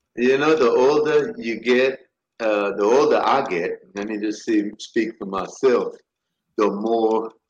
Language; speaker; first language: English; native; English